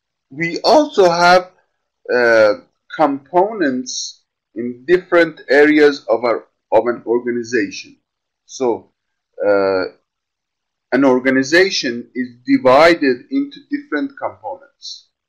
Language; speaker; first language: English; non-native, fluent; Persian